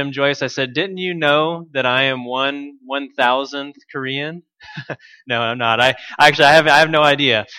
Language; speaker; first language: English; native; English